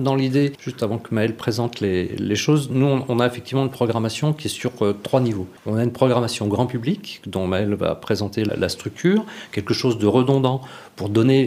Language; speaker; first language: French; native; French